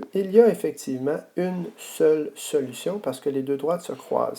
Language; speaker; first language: French; native; French